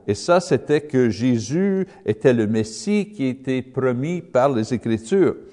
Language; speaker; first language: French; non-native, fluent; English